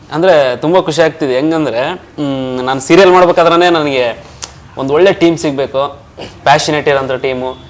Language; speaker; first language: Kannada; native; Kannada